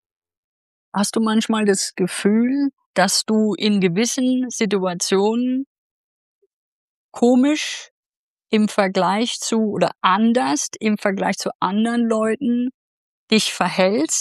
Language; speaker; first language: German; native; German